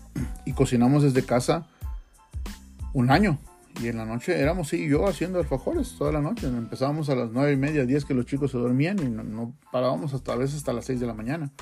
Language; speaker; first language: Spanish; native; Spanish